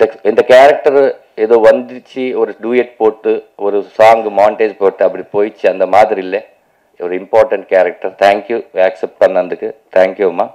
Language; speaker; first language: Tamil; non-native, local second language; Telugu